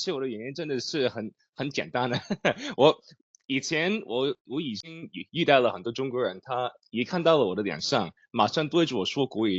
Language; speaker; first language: Chinese; non-native, learner; English